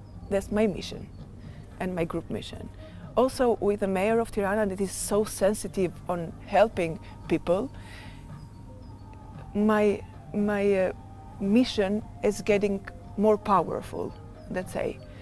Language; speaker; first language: English; non-native, learner; Albanian